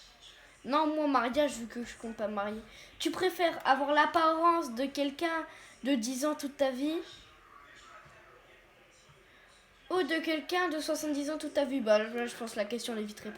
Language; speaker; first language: French; native; French